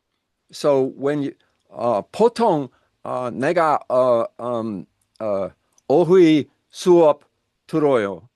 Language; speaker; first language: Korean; non-native, learner; English